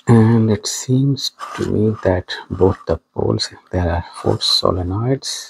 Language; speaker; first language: English; non-native, fluent; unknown